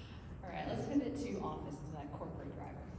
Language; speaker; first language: English; native; English